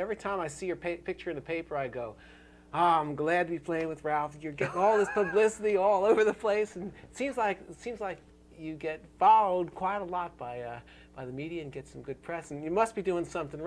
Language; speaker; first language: English; native; English